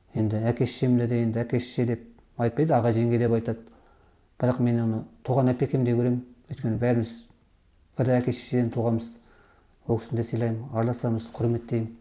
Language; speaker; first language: Kazakh; early bilingual, heritage; Kazakh